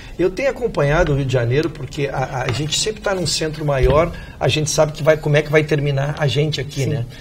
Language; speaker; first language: Portuguese; native; Portuguese